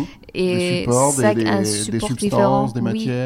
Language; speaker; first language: French; native; French